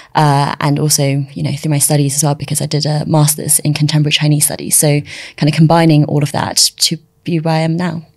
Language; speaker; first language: English; early bilingual, other home language; Chinese